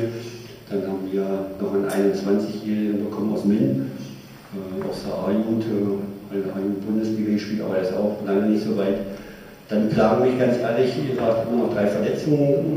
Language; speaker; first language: German; native; German